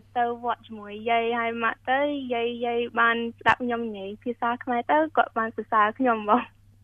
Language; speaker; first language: Khmer; early bilingual, heritage; Khmer